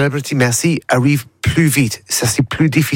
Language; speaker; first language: French; non-native, learner; English